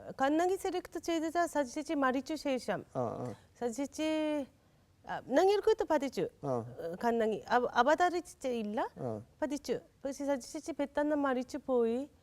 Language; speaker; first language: Malayalam; non-native, learner; Japanese